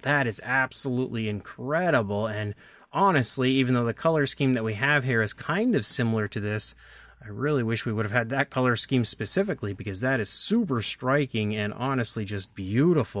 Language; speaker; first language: English; native; English